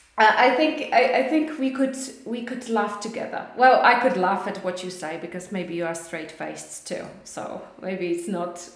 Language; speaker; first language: English; non-native, fluent; Polish